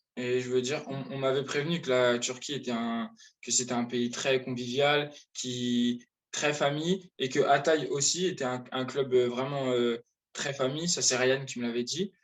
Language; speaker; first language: French; native; French